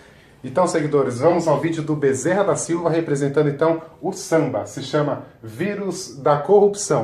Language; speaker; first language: Portuguese; native; Portuguese